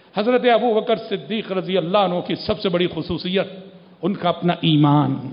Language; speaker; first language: Urdu; native; Urdu